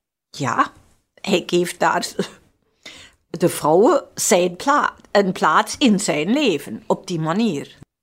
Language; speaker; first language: Dutch; non-native, fluent; English